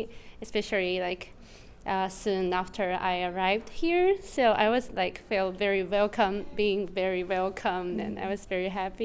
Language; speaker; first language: English; non-native, fluent; Japanese